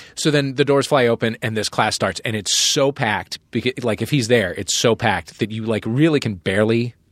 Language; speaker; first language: English; native; English